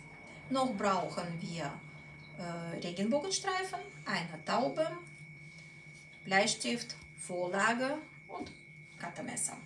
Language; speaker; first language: German; non-native, fluent; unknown